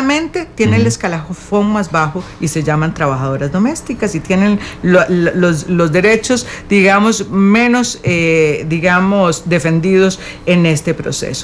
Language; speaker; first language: Spanish; native; Spanish